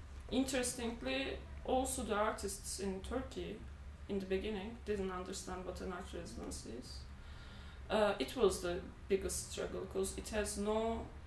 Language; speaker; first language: English; non-native, fluent; Turkish